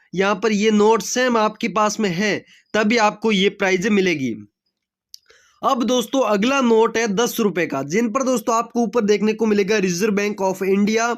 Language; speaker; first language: Hindi; native; Hindi